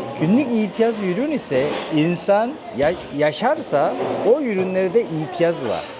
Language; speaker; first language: Turkish; non-native, fluent; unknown